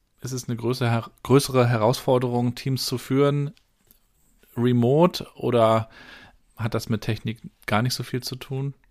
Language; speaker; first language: German; native; German